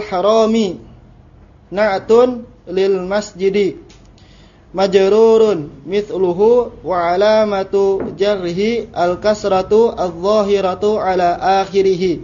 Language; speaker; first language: Arabic; non-native, learner; Indonesian